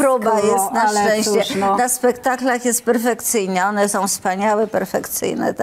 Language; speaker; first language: Polish; native; Polish